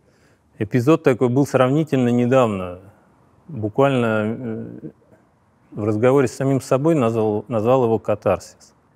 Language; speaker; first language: Russian; native; Russian